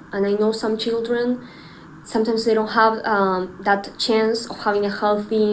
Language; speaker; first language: English; non-native, fluent; Spanish